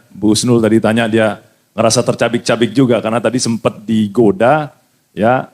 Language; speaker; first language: Indonesian; native; Indonesian